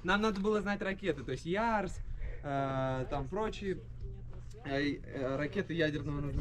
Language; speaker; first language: Russian; native; Russian